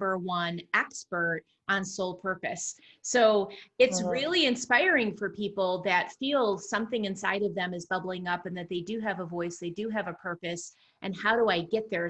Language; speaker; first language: English; native; English